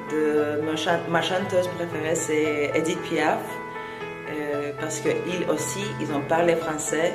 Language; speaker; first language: French; non-native, fluent; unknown